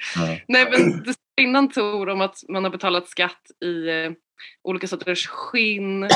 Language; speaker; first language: Swedish; native; Swedish